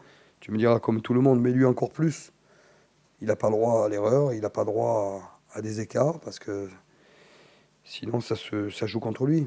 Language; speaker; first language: French; native; French